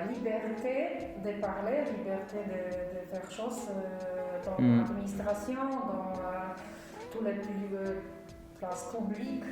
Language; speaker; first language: French; non-native, learner; Polish